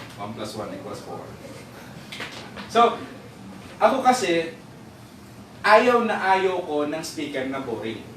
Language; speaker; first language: Filipino; native; Filipino